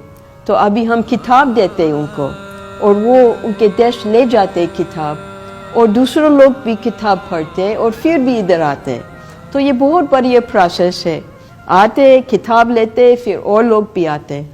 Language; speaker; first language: Hindi; non-native, fluent; English